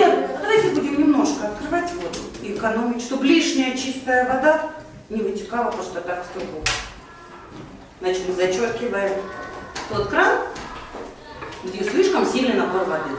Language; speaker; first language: Russian; native; Russian